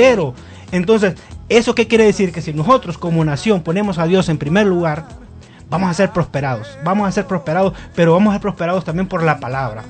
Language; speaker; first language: Spanish; native; Spanish